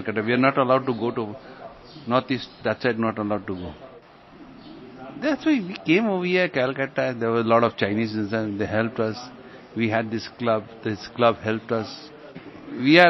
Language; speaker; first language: English; non-native, local second language; Cantonese